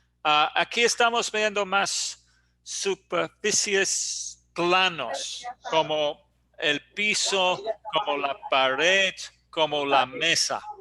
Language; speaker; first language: Spanish; non-native, learner; English